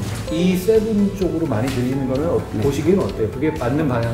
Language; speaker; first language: Korean; native; Korean